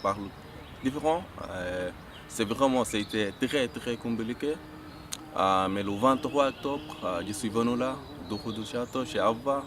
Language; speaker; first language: French; non-native, learner; Arabic